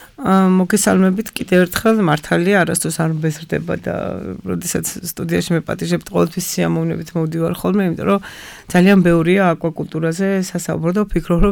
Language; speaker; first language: Georgian; native; Georgian